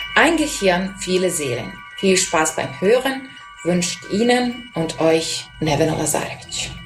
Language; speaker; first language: German; non-native, fluent; Serbian